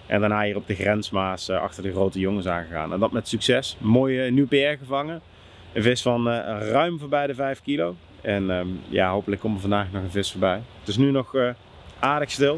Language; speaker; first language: Dutch; native; Dutch